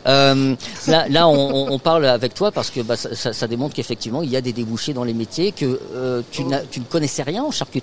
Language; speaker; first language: French; native; French